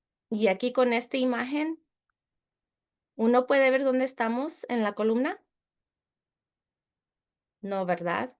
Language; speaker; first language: Spanish; early bilingual, heritage; Spanish